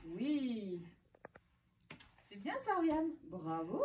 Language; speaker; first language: French; native; French